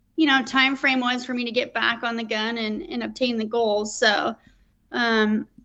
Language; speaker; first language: English; native; English